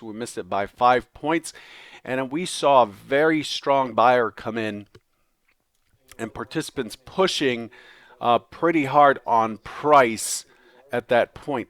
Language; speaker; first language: English; native; English